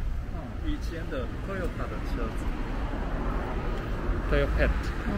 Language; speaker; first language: Chinese; non-native, learner; Japanese